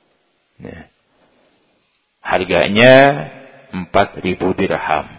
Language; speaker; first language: Indonesian; native; Indonesian